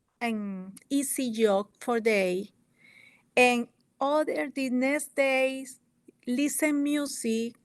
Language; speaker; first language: English; non-native, learner; Spanish